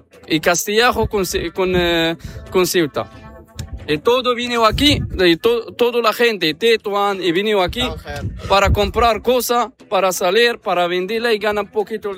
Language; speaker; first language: Spanish; non-native, learner; Arabic